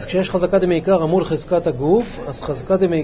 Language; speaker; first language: Hebrew; native; Hebrew